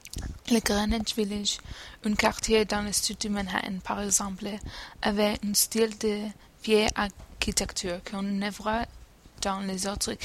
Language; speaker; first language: French; non-native, learner; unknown